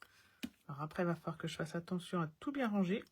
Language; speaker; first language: French; native; French